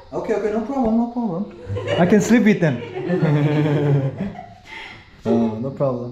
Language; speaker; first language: English; non-native, learner; Korean